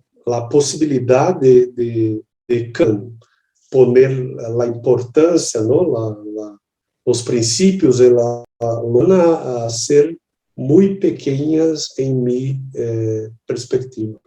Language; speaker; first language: Spanish; non-native, learner; Portuguese